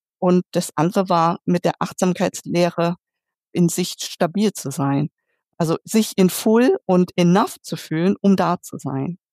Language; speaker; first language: German; early bilingual, other home language; Vietnamese